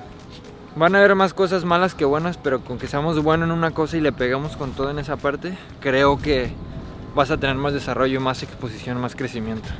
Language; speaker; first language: Spanish; native; Spanish